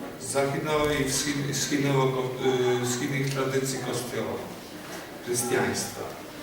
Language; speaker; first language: Polish; non-native, learner; Ukrainian